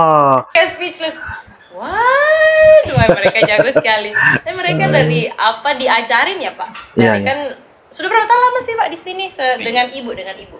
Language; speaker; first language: Indonesian; native; Indonesian